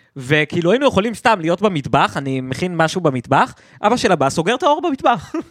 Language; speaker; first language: Hebrew; native; Hebrew